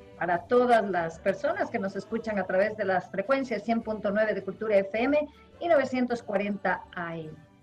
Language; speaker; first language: Spanish; native; Spanish